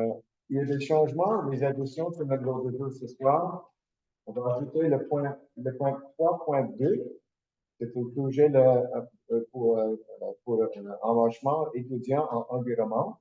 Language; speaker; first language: French; native; French